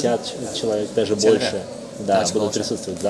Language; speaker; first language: Russian; native; Russian